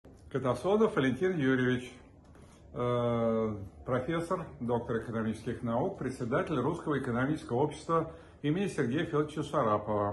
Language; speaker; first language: Russian; native; Russian